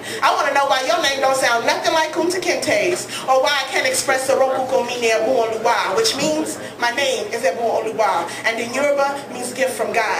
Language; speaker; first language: English; native; English